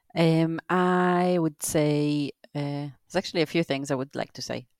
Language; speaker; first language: English; non-native, fluent; Hebrew